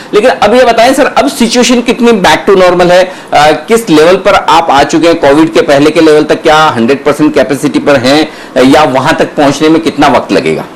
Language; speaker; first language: Hindi; native; Hindi